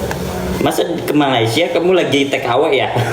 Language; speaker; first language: Indonesian; native; Indonesian